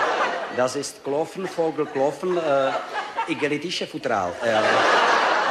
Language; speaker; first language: German; non-native, learner; Czech